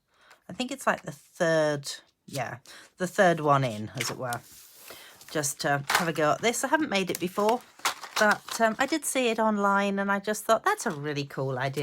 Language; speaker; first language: English; native; English